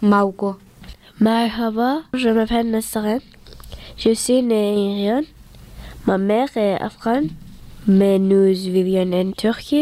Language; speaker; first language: French; early bilingual, other home language; Turkish